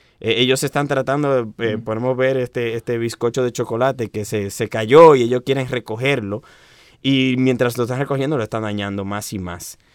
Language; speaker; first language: Spanish; native; Spanish